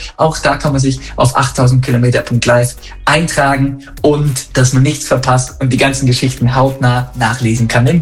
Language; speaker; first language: German; native; German